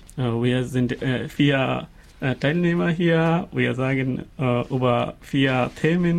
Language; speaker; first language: German; non-native, learner; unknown